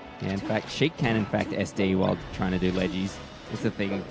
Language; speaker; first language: English; native; English